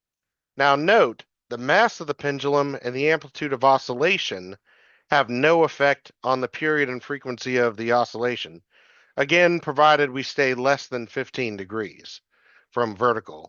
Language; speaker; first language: English; native; English